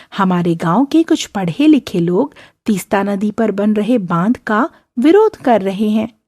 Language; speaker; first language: Hindi; native; Hindi